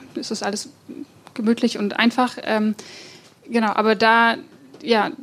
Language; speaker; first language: German; native; German